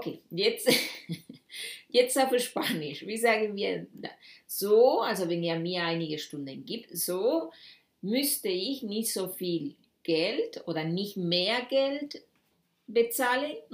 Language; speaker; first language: German; non-native, fluent; Spanish